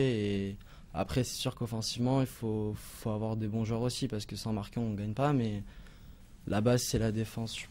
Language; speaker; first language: French; native; French